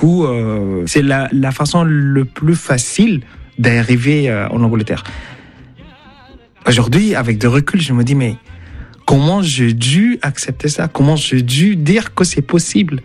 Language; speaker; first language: French; non-native, fluent; Arabic